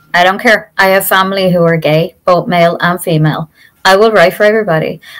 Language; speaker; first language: English; native; English